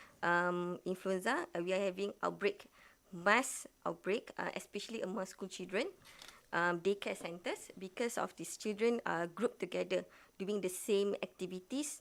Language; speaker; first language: English; non-native, local second language; Malay